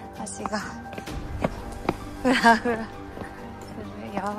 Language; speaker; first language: Japanese; native; Japanese